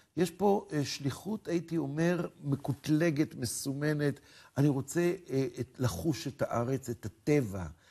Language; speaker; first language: Hebrew; native; Hebrew